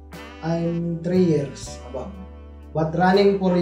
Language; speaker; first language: English; non-native, learner; Filipino